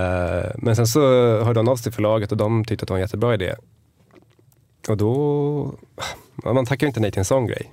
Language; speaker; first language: Swedish; native; Swedish